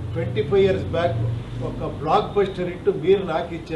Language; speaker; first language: Telugu; non-native, fluent; Kannada